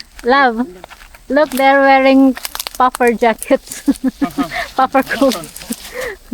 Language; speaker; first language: English; non-native, local second language; Filipino